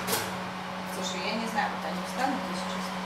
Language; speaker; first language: Russian; native; Russian